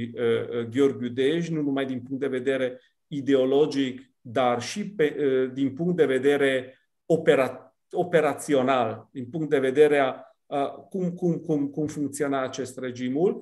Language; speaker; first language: Romanian; non-native, fluent; Italian